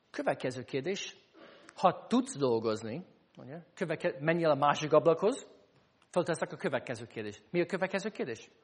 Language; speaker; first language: Hungarian; non-native, fluent; English